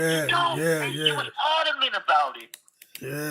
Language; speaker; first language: English; native; English